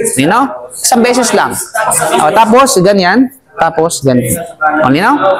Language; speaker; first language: Filipino; native; Filipino